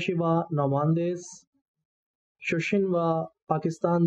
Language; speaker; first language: Japanese; non-native, learner; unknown